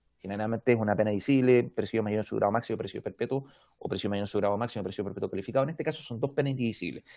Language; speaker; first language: Spanish; native; Spanish